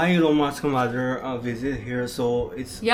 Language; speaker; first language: English; non-native, learner; Chinese